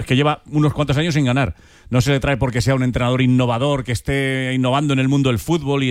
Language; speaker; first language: Spanish; native; Spanish